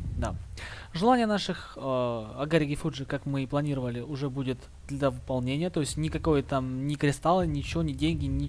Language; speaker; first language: Russian; native; Russian